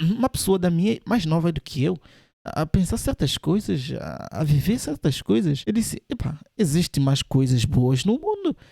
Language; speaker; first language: Portuguese; native; Portuguese